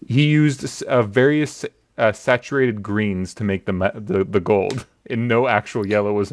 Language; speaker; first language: English; native; English